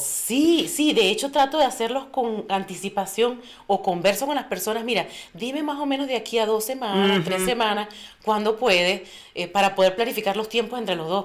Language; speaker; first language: Spanish; native; Spanish